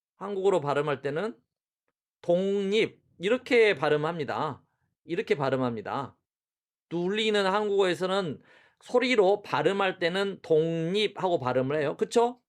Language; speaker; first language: Korean; native; Korean